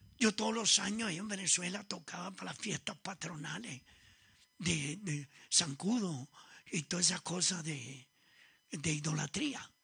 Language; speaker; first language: Spanish; early bilingual, other home language; Italian